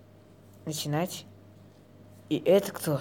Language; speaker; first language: Russian; non-native, learner; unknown